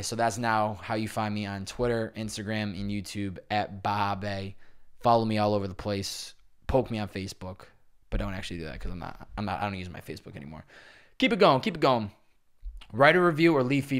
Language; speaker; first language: English; native; English